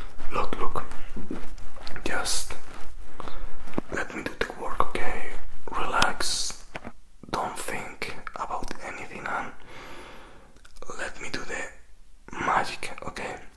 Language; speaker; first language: English; non-native, fluent; Spanish